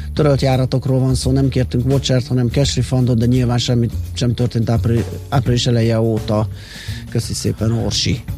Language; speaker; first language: Hungarian; native; Hungarian